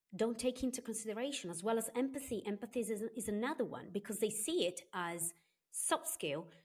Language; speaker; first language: English; non-native, fluent; Italian